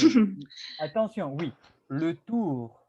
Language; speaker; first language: French; non-native, fluent; Spanish